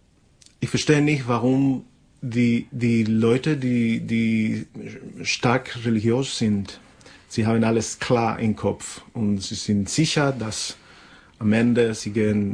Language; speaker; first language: German; non-native, fluent; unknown